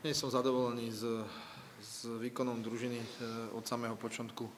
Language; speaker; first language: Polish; non-native, learner; Slovak